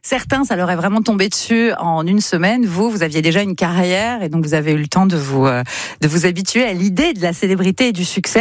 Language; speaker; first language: French; native; French